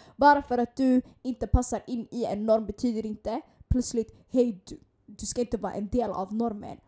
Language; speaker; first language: Swedish; early bilingual, other home language; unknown